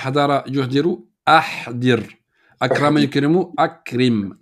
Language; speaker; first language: Arabic; non-native, fluent; French